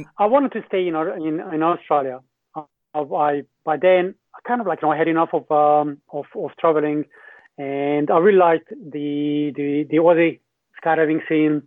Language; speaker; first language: English; non-native, fluent; Hungarian